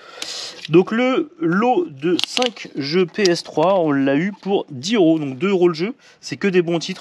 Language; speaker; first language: French; native; French